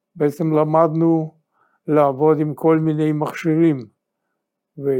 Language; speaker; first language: Hebrew; non-native, fluent; Yiddish